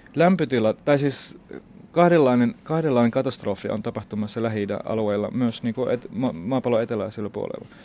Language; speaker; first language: Finnish; non-native, fluent; Arabic